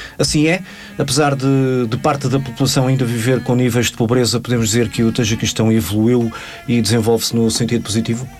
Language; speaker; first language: Portuguese; native; Portuguese